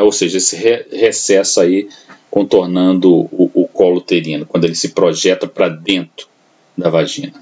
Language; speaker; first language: Portuguese; native; Portuguese